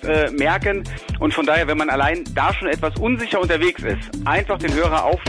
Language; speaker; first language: German; native; German